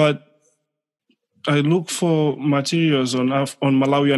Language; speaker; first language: English; non-native, local second language; Nyanja